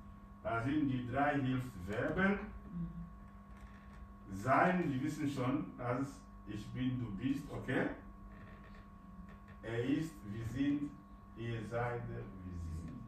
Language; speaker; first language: German; non-native, fluent; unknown